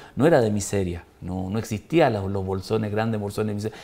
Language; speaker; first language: Spanish; native; Spanish